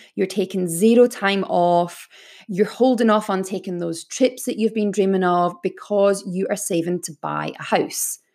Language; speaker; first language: English; native; English